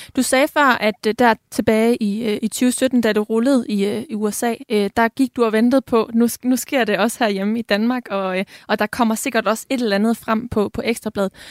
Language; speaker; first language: Danish; native; Danish